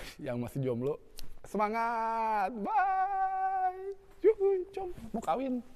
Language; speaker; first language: Indonesian; native; Indonesian